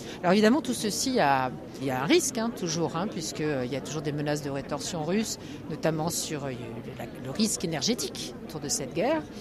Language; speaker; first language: French; non-native, fluent; Ukrainian